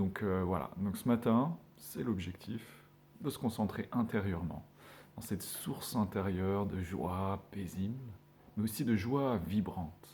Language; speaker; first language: French; native; French